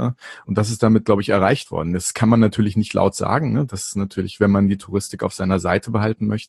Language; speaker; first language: German; native; German